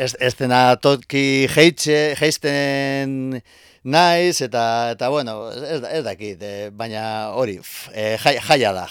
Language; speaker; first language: Basque; non-native, local second language; Spanish